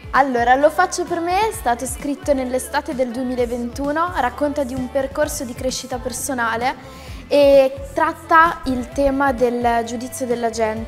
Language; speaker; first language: Italian; native; Italian